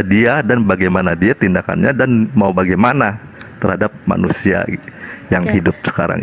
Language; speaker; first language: Indonesian; native; Indonesian